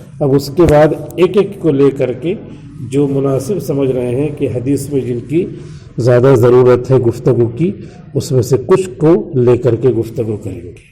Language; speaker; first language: Urdu; native; Urdu